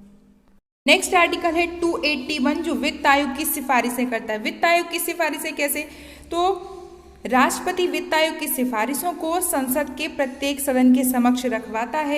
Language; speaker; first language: Hindi; native; Hindi